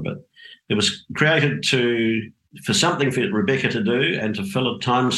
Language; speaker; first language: English; native; English